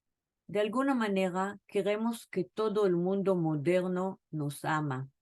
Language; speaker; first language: Spanish; non-native, fluent; Hebrew